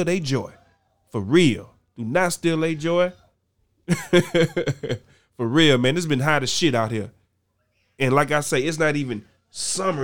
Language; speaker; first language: English; native; English